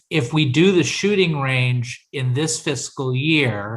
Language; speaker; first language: English; native; English